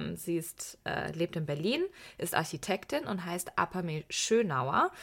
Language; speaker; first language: German; early bilingual, other home language; Persian